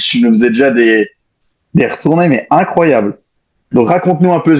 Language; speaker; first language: French; native; French